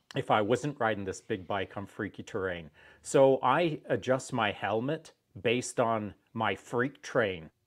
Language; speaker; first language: English; native; English